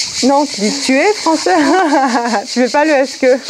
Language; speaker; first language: French; native; French